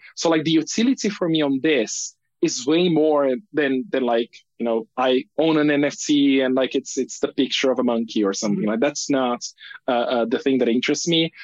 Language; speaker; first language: English; non-native, fluent; Portuguese